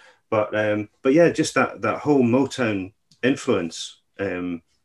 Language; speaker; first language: English; native; English